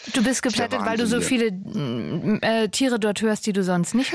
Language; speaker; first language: German; native; German